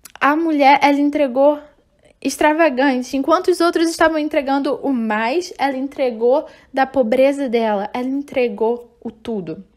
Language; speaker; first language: Portuguese; non-native, fluent; English